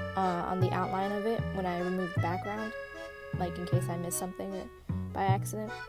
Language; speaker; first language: English; native; English